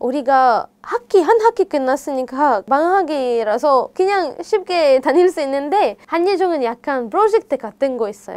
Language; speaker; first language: Korean; non-native, fluent; Arabic